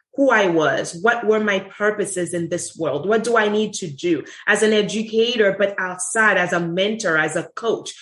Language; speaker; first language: English; non-native, fluent; Haitian Creole